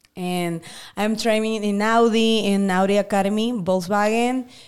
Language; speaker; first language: English; non-native, learner; Spanish